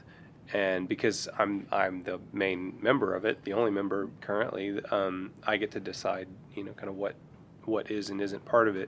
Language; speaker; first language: English; native; English